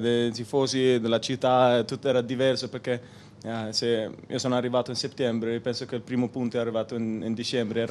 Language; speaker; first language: Italian; non-native, learner; Spanish